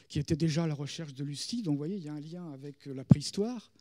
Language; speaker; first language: French; native; French